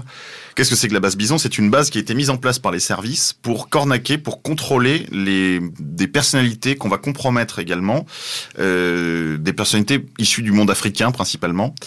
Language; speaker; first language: French; native; French